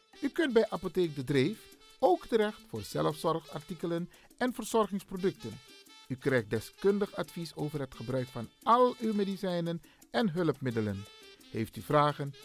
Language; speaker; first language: Dutch; native; Dutch